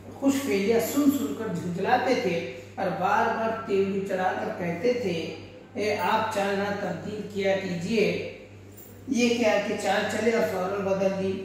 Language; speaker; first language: Urdu; native; Urdu